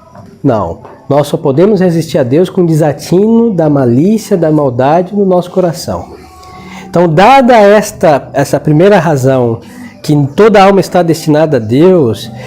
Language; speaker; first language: Portuguese; non-native, fluent; Spanish